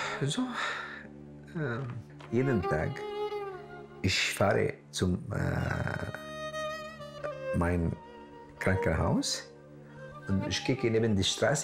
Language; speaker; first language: German; non-native, learner; Arabic